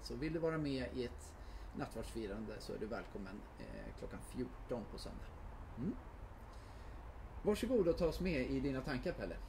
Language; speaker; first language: Swedish; native; Swedish